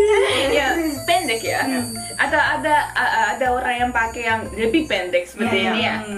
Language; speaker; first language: Indonesian; non-native, fluent; Japanese